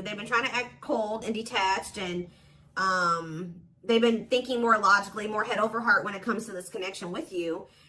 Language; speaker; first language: English; native; English